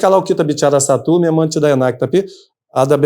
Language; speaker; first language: Indonesian; non-native, fluent; Portuguese